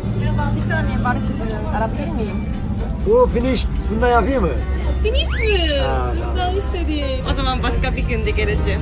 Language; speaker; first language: Turkish; non-native, learner; Japanese